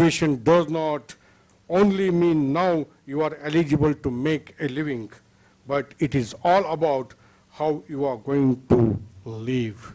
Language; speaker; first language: English; non-native, local second language; Kannada